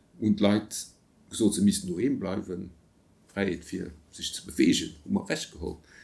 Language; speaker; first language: Luxembourgish; native; Luxembourgish